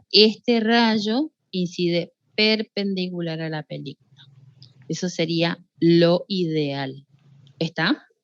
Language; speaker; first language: Spanish; native; Spanish